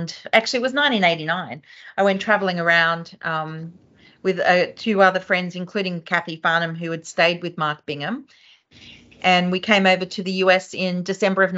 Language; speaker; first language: English; native; English